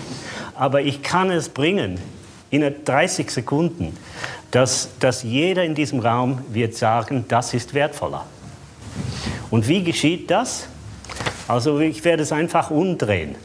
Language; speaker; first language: German; non-native, fluent; English